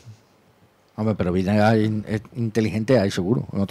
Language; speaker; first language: Spanish; native; Spanish